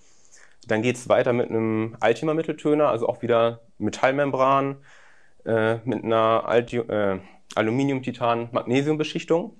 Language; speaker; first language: German; native; German